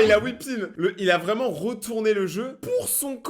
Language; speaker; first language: French; native; French